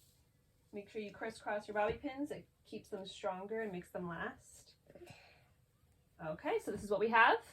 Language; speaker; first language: English; native; English